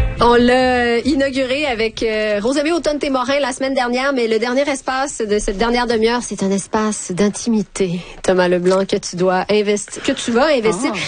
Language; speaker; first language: French; native; French